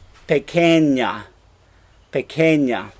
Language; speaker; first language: Spanish; non-native, fluent; English